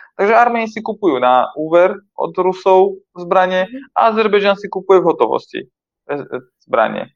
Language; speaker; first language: Slovak; non-native, fluent; Armenian